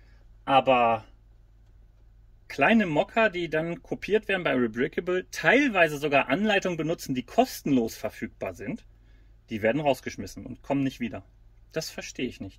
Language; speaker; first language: German; native; German